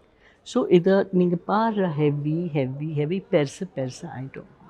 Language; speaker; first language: Tamil; non-native, learner; Hindi